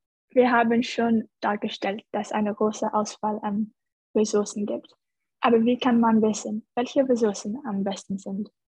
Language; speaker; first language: German; non-native, learner; English